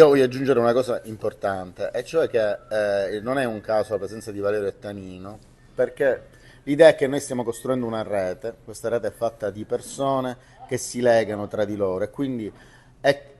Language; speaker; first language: Italian; native; Italian